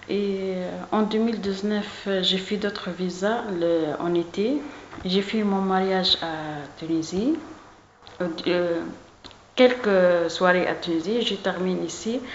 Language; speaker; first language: French; non-native, learner; Arabic